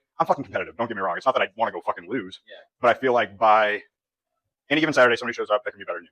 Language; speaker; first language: English; native; English